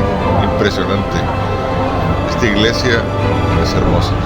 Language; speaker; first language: Spanish; native; Spanish